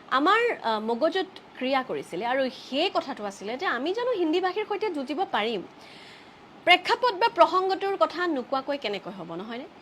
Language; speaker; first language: Assamese; native; Assamese